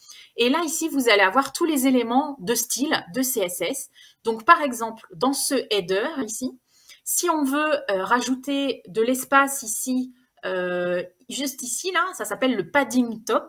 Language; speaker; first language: French; native; French